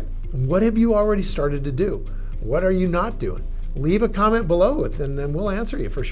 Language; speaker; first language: English; native; English